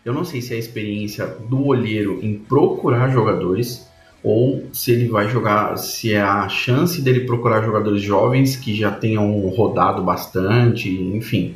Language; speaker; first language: Portuguese; native; Portuguese